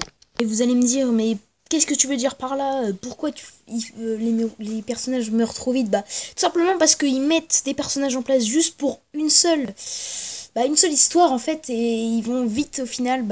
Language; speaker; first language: French; native; French